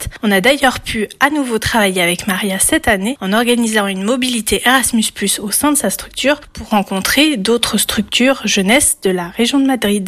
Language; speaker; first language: French; native; French